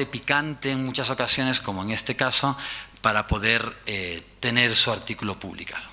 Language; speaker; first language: Spanish; native; Spanish